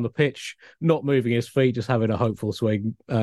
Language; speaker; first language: English; native; English